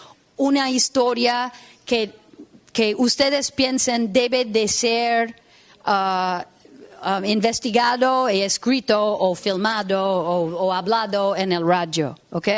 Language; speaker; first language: Spanish; non-native, fluent; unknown